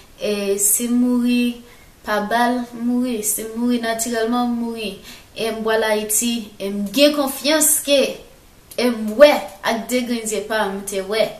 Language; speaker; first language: Haitian Creole; native; Haitian Creole